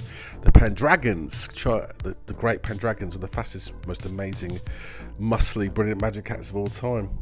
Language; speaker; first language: English; native; English